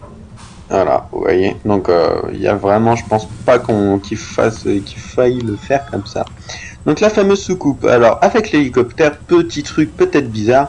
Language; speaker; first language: French; native; French